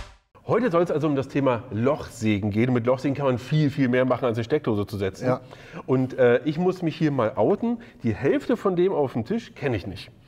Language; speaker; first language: German; native; German